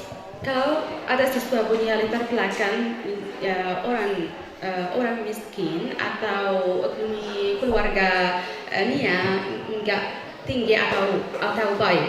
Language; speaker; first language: Indonesian; non-native, fluent; Arabic